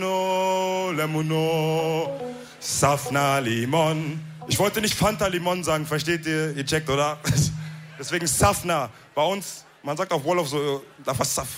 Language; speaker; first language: German; early bilingual, other home language; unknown